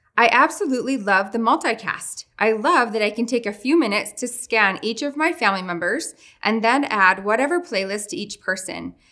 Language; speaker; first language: English; native; English